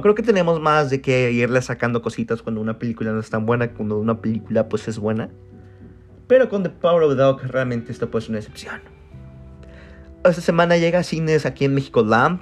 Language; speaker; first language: Spanish; native; Spanish